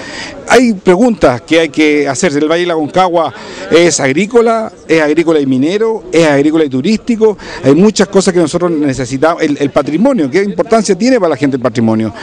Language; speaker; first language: Spanish; native; Spanish